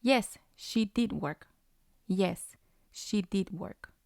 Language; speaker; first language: English; non-native, fluent; Spanish